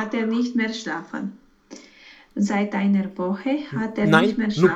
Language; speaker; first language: German; non-native, learner; Romanian